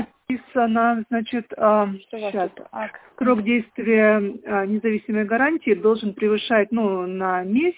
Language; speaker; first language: Russian; native; Russian